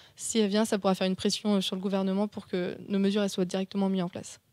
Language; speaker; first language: French; native; French